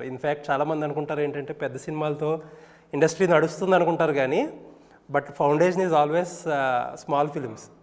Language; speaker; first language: Telugu; native; Telugu